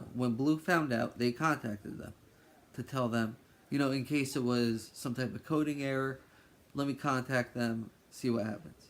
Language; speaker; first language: English; native; English